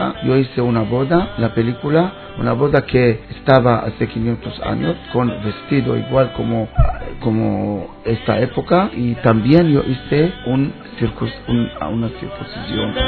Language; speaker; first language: Spanish; non-native, learner; Hebrew